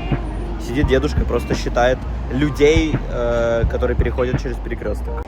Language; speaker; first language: Russian; native; Russian